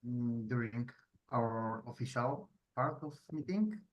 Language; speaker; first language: English; non-native, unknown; Polish